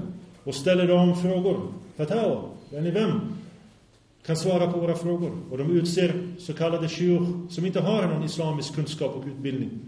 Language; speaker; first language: Swedish; early bilingual, other home language; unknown